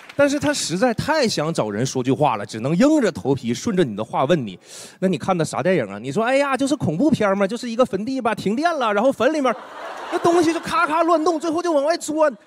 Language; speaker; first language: Chinese; native; Chinese